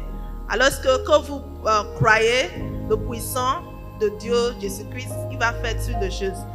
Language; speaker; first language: French; non-native, learner; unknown